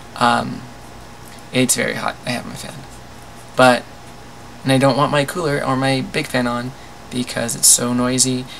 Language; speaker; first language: English; native; English